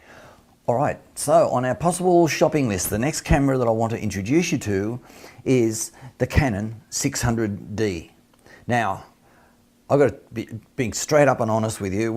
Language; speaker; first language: English; native; English